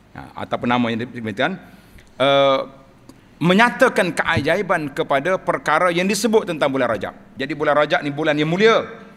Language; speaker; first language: Malay; native; Malay